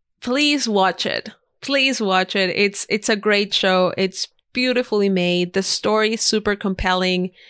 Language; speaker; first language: English; non-native, fluent; Spanish